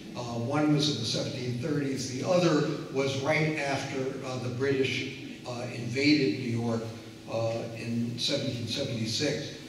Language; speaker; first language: English; native; English